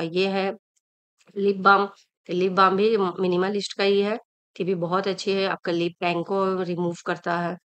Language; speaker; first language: Hindi; native; Hindi